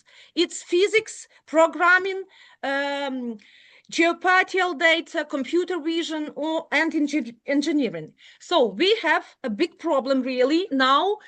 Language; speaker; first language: English; non-native, learner; Ukrainian